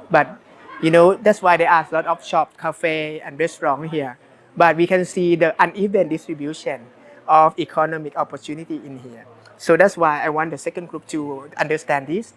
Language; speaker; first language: English; non-native, fluent; Thai